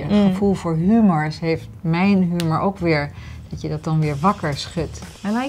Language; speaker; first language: Dutch; native; Dutch